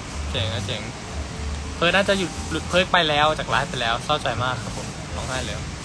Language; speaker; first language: Thai; native; Thai